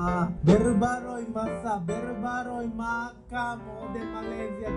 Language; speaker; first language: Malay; non-native, learner; Japanese